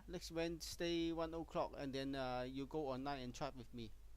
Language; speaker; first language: English; non-native, local second language; Cantonese